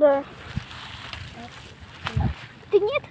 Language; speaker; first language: Russian; native; Russian